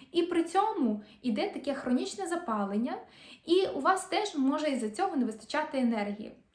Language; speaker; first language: Ukrainian; non-native, local second language; Russian